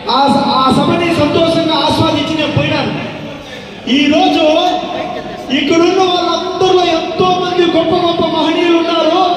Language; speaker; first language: Telugu; native; Telugu